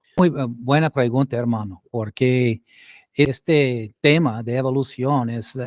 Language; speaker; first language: Spanish; non-native, fluent; English